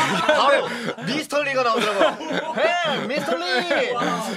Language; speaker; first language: Korean; native; Korean